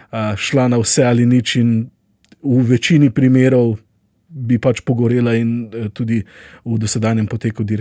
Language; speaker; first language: Slovenian; native; Slovenian